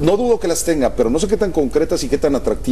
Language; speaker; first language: Spanish; native; Spanish